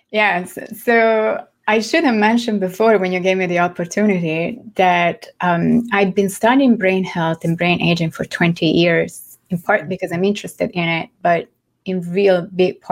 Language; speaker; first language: English; non-native, fluent; Italian